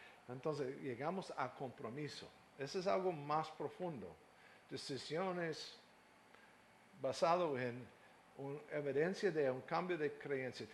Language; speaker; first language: Spanish; non-native, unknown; English